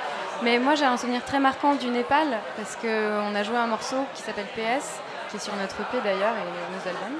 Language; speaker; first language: French; native; French